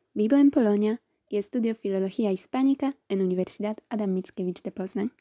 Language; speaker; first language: Spanish; non-native, fluent; Polish